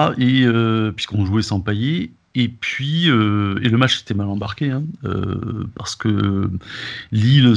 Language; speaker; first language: French; native; French